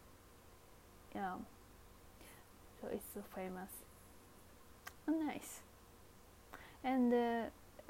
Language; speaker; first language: English; non-native, learner; Japanese